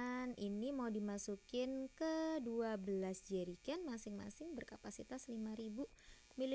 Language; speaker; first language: Indonesian; native; Indonesian